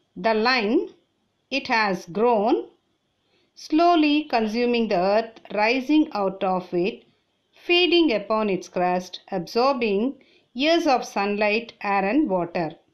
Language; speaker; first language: English; non-native, local second language; Tamil